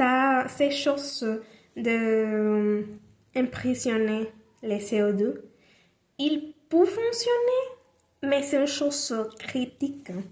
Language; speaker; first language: French; non-native, learner; Spanish